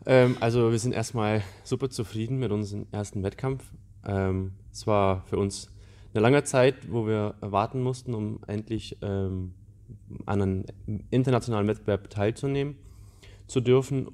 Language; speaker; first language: German; non-native, fluent; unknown